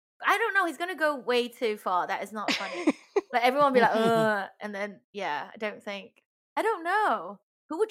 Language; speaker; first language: English; non-native, local second language; Cantonese